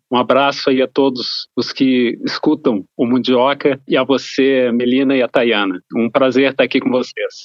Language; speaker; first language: Portuguese; native; Portuguese